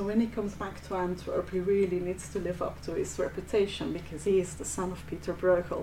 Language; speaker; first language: English; non-native, fluent; Dutch